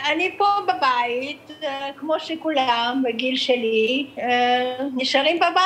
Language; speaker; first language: Hebrew; early bilingual, other home language; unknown